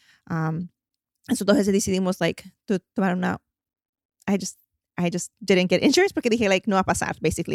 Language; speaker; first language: English; early bilingual, other home language; Spanish